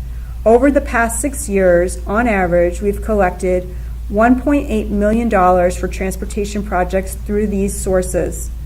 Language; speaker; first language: English; native; English